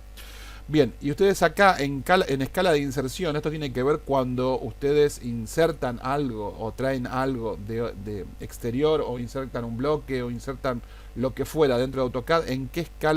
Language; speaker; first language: Spanish; native; Spanish